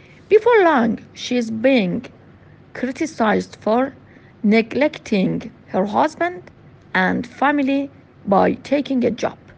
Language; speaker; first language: English; non-native, fluent; Persian